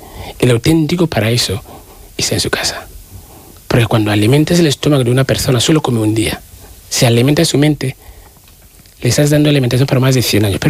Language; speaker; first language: Spanish; non-native, fluent; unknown